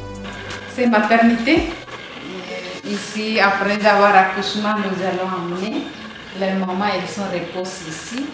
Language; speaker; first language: French; non-native, learner; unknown